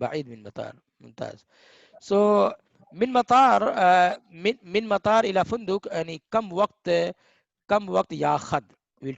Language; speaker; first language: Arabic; non-native, fluent; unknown